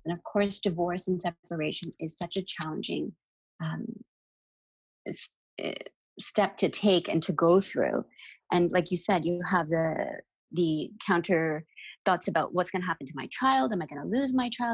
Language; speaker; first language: English; native; English